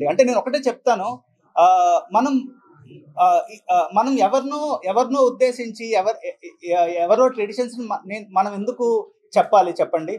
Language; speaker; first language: Telugu; native; Telugu